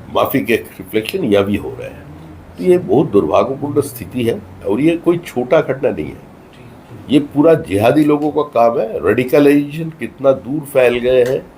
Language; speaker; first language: Hindi; non-native, local second language; Bangla